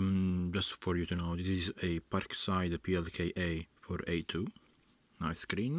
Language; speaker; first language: English; non-native, fluent; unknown